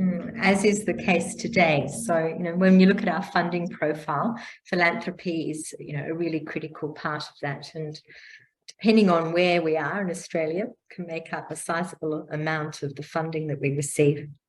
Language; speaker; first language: English; native; English